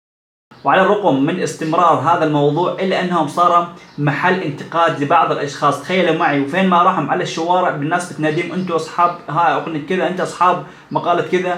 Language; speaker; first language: Arabic; native; Arabic